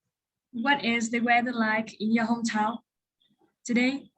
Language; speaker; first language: English; non-native, learner; Vietnamese